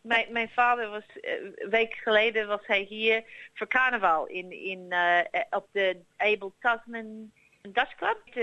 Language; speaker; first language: Dutch; early bilingual, heritage; Dutch